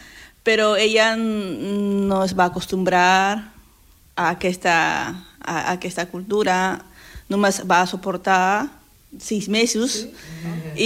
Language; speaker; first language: Catalan; non-native, learner; Spanish